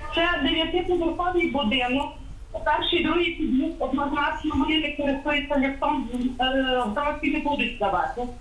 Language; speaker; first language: Ukrainian; native; Ukrainian